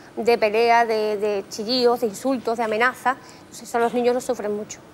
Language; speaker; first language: Spanish; native; Spanish